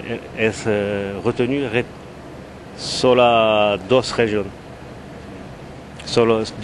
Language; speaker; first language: Spanish; non-native, learner; French